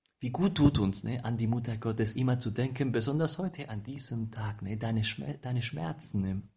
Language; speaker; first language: German; non-native, fluent; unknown